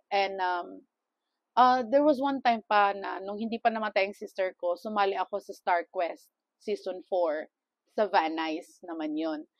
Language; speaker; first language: Filipino; non-native, local second language; Cebuano